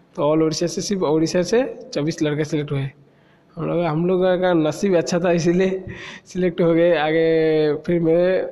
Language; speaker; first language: Hindi; non-native, local second language; Odia